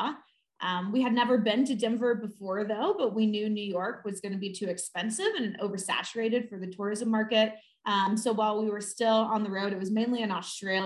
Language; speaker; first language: English; native; English